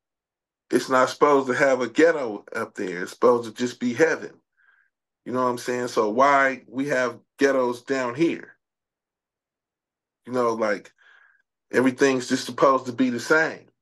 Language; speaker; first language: English; native; English